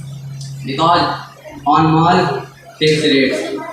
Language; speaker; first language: English; non-native, learner; Hindi